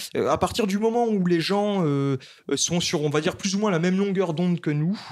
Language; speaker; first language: French; native; French